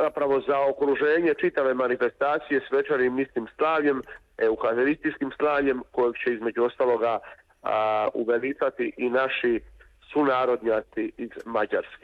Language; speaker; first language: Serbian; native; Serbian